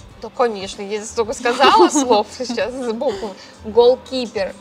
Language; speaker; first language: Russian; native; Russian